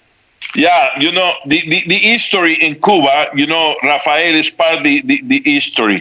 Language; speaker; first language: English; non-native, learner; Spanish